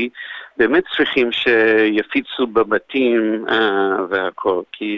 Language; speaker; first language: Hebrew; non-native, fluent; English